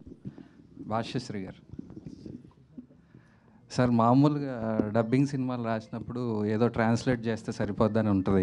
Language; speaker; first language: Telugu; native; Telugu